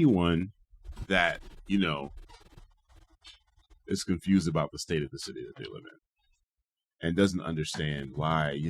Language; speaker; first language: English; native; English